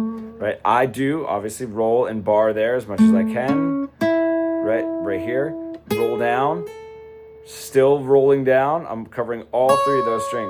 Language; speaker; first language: English; native; English